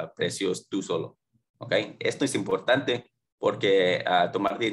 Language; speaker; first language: Spanish; early bilingual, heritage; Spanish